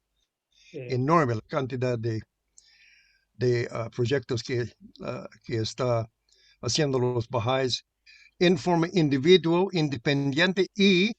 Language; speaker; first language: Spanish; non-native, fluent; English